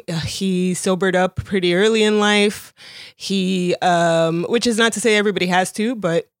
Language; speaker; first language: English; early bilingual, other home language; Spanish